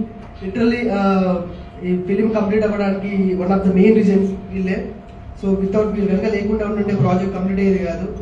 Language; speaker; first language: Telugu; native; Telugu